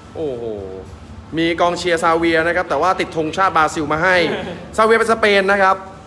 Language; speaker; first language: Thai; native; Thai